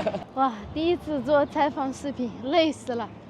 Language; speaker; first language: Chinese; non-native, fluent; Arabic